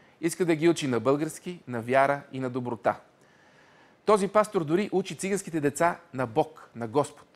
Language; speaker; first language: Bulgarian; native; Bulgarian